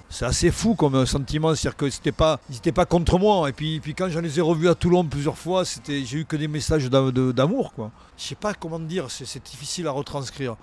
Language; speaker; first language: French; native; French